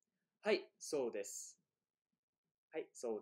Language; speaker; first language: Japanese; non-native, fluent; English